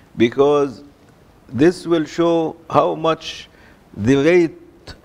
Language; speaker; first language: English; non-native, fluent; Arabic